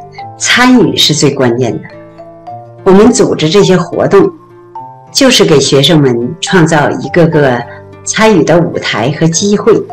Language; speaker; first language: Chinese; native; Chinese